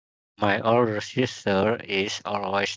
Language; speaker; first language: English; non-native, learner; Indonesian